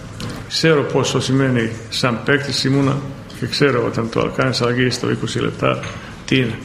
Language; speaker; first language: Greek; non-native, fluent; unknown